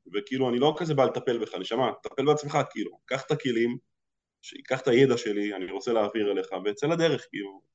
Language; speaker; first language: Hebrew; early bilingual, other home language; Russian